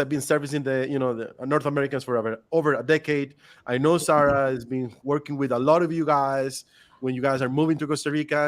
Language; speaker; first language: English; non-native, fluent; Spanish